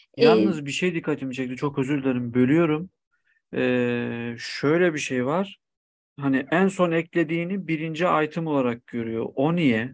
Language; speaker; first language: Turkish; native; Turkish